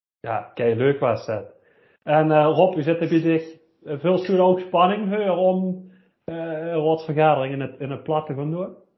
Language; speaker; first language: Dutch; native; Dutch